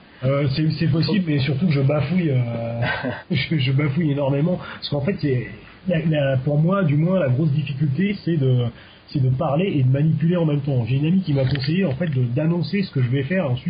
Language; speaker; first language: French; native; French